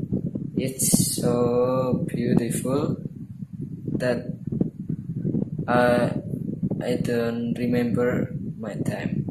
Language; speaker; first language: English; non-native, learner; Indonesian